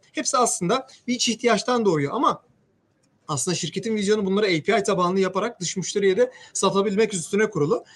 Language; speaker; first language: Turkish; native; Turkish